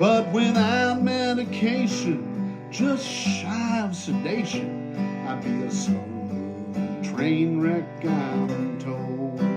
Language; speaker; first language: English; native; English